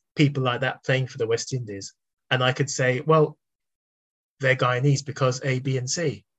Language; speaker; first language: English; native; English